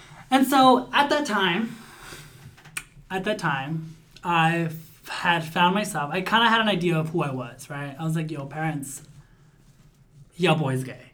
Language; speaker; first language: English; early bilingual, other home language; Spanish